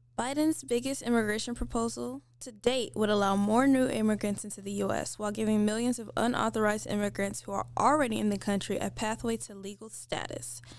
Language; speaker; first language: English; native; English